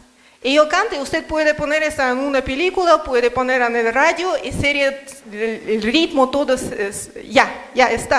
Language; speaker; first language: Spanish; non-native, learner; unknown